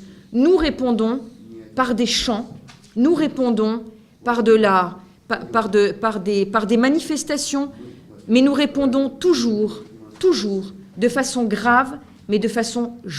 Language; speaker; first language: French; native; French